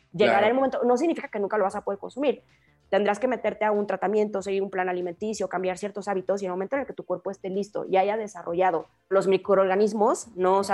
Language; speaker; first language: Spanish; native; Spanish